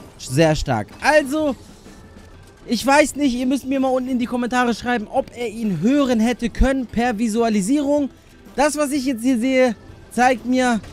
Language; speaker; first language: German; early bilingual, other home language; Albanian